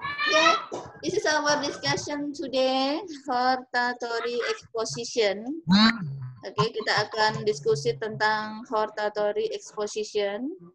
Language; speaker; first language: English; non-native, fluent; Indonesian